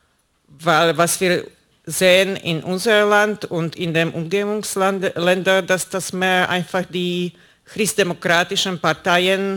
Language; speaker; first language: German; non-native, fluent; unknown